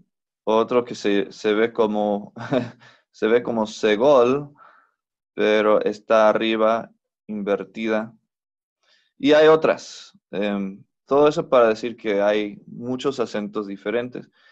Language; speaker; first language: Spanish; non-native, fluent; English